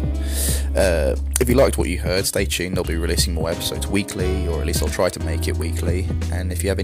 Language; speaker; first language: English; native; English